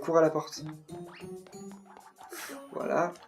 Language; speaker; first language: French; native; French